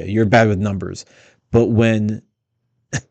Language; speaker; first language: English; native; English